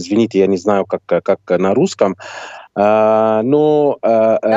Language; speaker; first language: Russian; non-native, fluent; Arabic